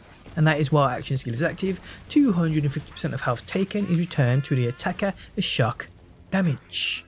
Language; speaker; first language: English; native; English